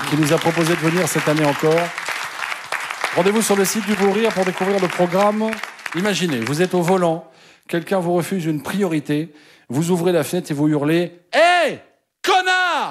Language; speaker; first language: French; native; French